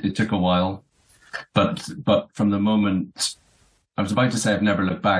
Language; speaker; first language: English; native; English